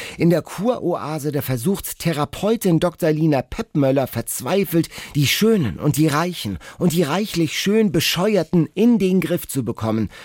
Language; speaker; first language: German; native; German